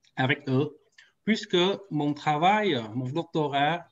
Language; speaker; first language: French; non-native, fluent; Vietnamese